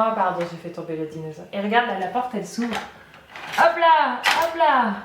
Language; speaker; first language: French; native; French